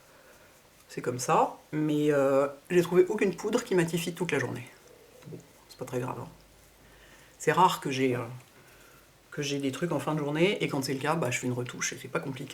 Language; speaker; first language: French; native; French